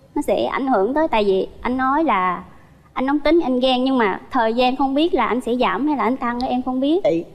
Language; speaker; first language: Vietnamese; native; Vietnamese